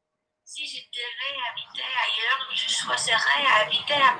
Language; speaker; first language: French; non-native, learner; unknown